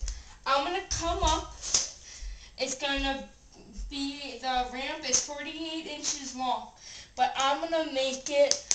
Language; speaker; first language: English; native; English